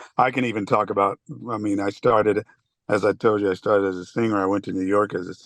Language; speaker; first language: English; native; English